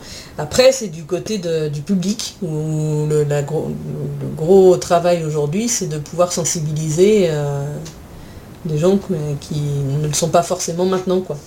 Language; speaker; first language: French; native; French